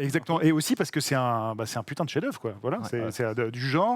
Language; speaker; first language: French; native; French